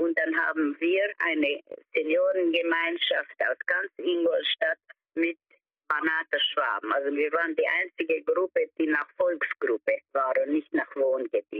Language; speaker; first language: German; early bilingual, heritage; German